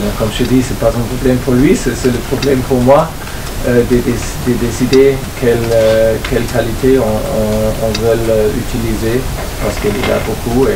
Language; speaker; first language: French; non-native, fluent; German